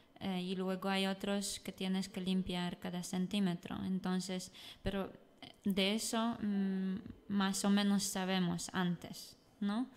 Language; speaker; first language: Spanish; non-native, fluent; Polish